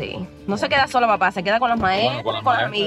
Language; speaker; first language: Spanish; native; Spanish